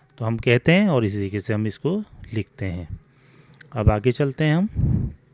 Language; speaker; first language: Urdu; native; Urdu